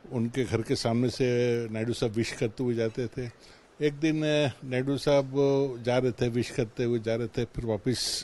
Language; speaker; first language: Hindi; native; Hindi